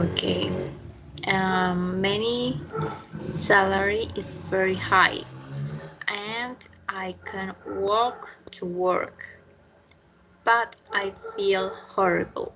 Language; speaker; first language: English; non-native, learner; Spanish